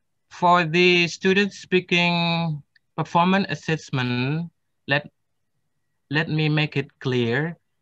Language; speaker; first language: English; non-native, fluent; Indonesian